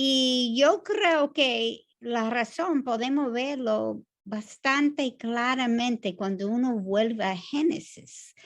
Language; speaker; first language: Spanish; non-native, fluent; English